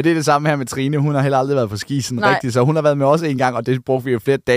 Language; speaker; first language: Danish; native; Danish